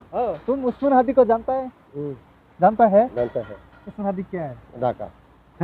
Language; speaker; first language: Hindi; non-native, learner; Bangla